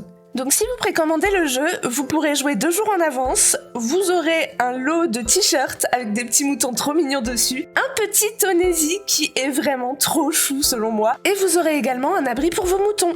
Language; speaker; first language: French; native; French